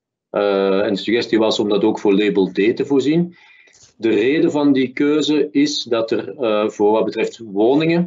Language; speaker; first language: Dutch; native; Dutch